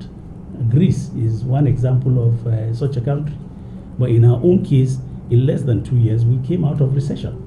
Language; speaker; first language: English; non-native, local second language; Hausa